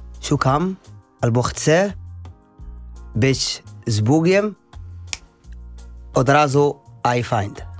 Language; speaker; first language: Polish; non-native, learner; Arabic